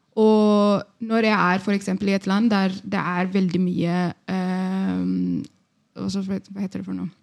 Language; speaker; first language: Norwegian; non-native, fluent; Amharic